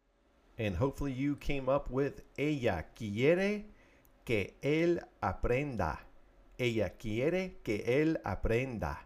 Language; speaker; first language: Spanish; non-native, fluent; English